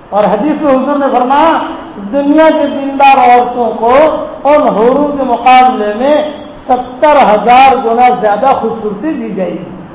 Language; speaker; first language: Urdu; non-native, local second language; Gujarati